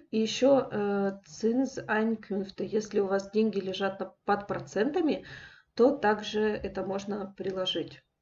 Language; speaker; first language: Russian; native; Russian